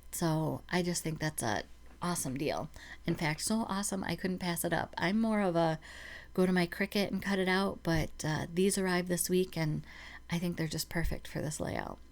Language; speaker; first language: English; native; English